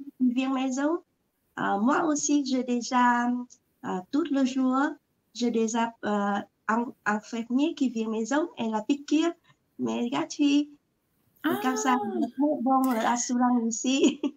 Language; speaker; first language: French; non-native, learner; Vietnamese